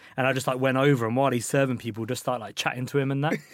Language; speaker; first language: English; native; English